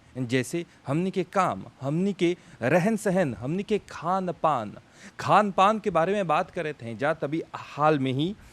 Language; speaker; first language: Bhojpuri; non-native, local second language; Morisyen